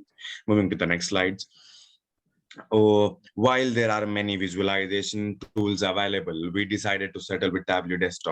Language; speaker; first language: English; non-native, local second language; Urdu